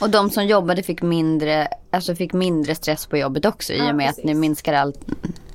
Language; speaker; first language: Swedish; native; Swedish